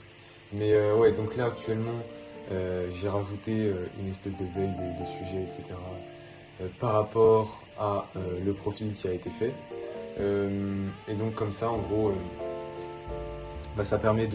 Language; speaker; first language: French; native; French